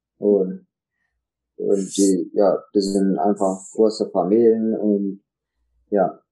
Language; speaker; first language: German; non-native, learner; Tigrinya